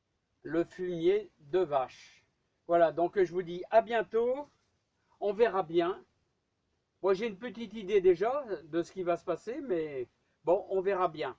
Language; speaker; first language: French; native; French